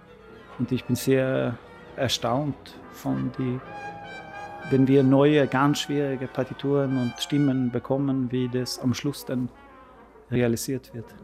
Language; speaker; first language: German; non-native, fluent; Swedish